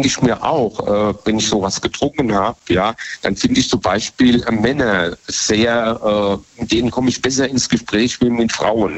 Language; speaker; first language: German; native; German